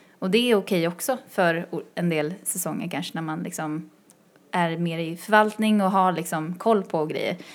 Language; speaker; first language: Swedish; early bilingual, other home language; Chinese